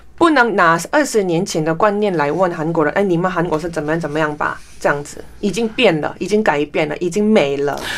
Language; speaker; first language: Chinese; non-native, fluent; Korean